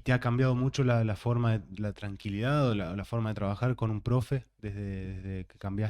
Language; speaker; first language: Spanish; native; Spanish